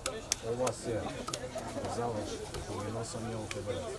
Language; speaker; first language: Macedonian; non-native, learner; Bulgarian